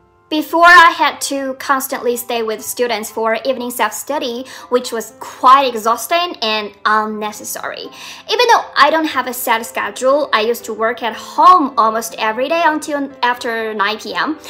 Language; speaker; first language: English; non-native, fluent; Chinese